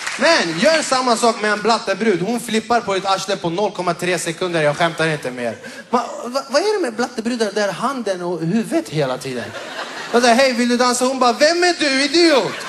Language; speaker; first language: Swedish; early bilingual, other home language; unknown